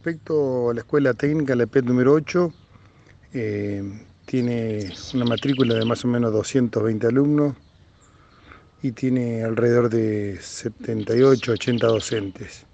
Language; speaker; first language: Spanish; native; Spanish